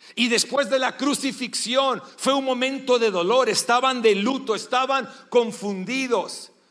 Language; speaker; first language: Spanish; non-native, fluent; English